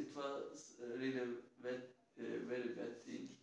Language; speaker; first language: English; non-native, learner; Turkish